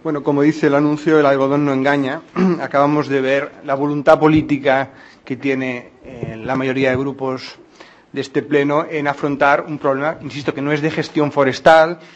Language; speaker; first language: Spanish; non-native, local second language; Catalan